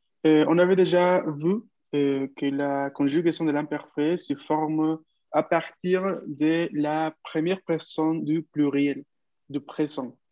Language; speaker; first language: French; non-native, fluent; Spanish